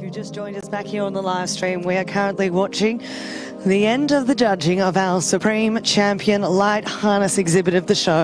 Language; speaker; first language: English; native; English